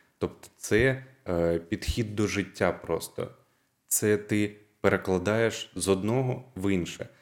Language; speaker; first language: Ukrainian; non-native, local second language; Russian